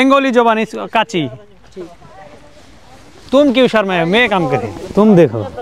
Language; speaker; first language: Hindi; non-native, learner; Bangla